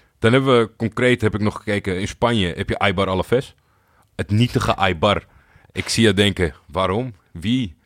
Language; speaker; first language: Dutch; native; Dutch